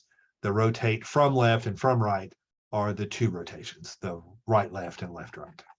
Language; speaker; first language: English; native; English